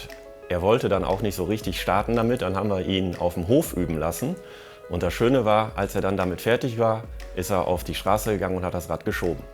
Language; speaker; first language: German; native; German